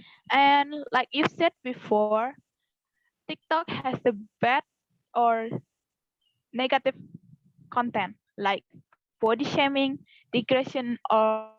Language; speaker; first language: English; non-native, learner; Indonesian